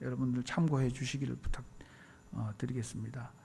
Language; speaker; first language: Korean; native; Korean